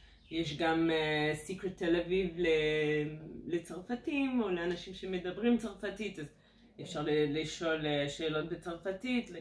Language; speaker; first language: Hebrew; non-native, fluent; French